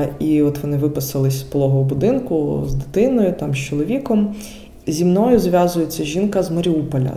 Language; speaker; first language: Ukrainian; non-native, local second language; Russian